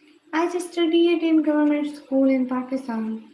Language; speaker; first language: English; non-native, learner; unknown